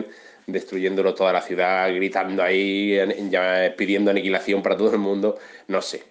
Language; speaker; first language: Spanish; native; Spanish